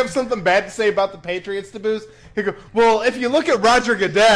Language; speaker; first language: English; native; English